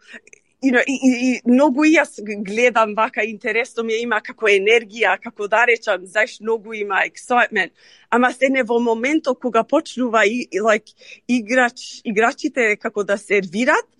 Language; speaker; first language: Macedonian; early bilingual, heritage; Macedonian